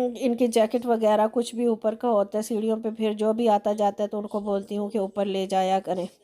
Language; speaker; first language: Urdu; non-native, local second language; Punjabi